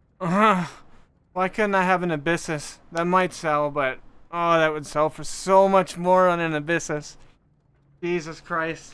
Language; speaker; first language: English; native; English